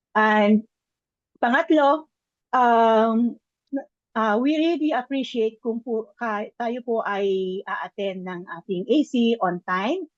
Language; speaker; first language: Filipino; native; Filipino